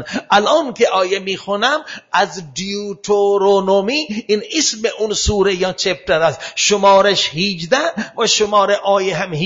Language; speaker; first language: Persian; non-native, fluent; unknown